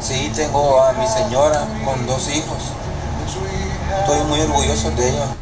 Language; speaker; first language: Spanish; native; Spanish